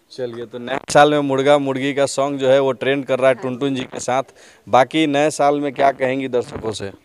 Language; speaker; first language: Hindi; native; Hindi